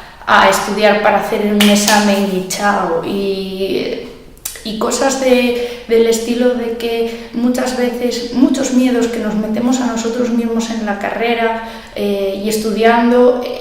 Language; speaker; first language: Spanish; native; Spanish